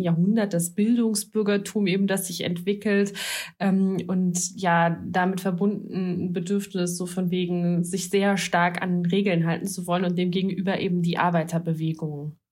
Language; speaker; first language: German; native; German